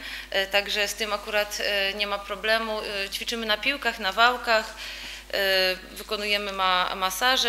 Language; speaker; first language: Polish; native; Polish